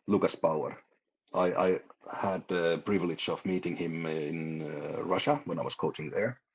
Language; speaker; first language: English; non-native, fluent; Finnish